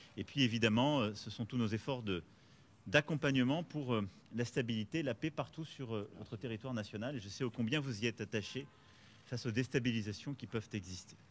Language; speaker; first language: French; native; French